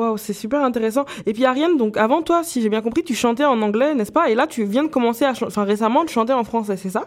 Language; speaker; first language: French; native; French